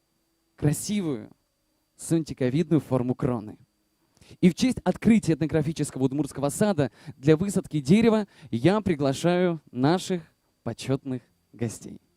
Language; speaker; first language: Russian; native; Russian